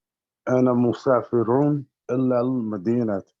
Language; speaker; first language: Arabic; non-native, learner; English